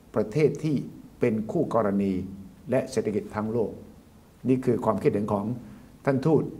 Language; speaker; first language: Thai; native; Thai